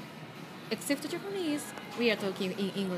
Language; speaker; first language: English; non-native, learner; Japanese